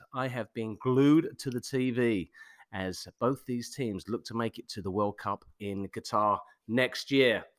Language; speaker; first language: English; native; English